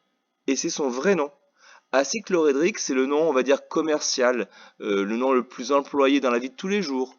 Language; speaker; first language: French; native; French